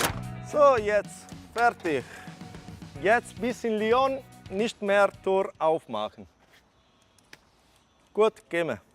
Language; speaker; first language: German; non-native, fluent; Italian